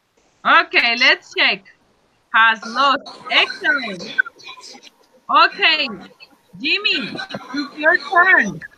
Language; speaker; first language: English; non-native, fluent; Spanish